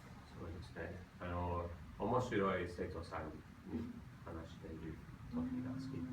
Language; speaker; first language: Japanese; non-native, learner; English